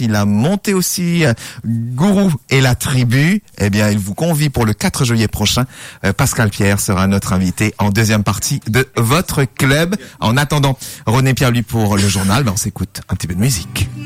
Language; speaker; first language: French; non-native, local second language; Morisyen